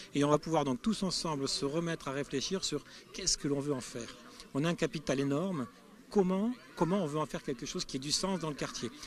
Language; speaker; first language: French; native; French